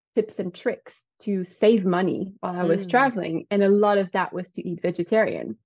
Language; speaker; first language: English; non-native, fluent; French